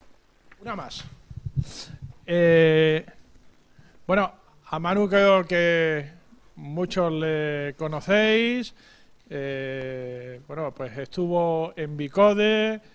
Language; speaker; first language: Spanish; native; Spanish